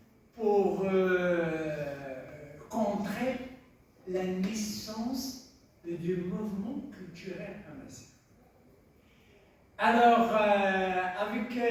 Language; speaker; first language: French; non-native, local second language; Tachelhit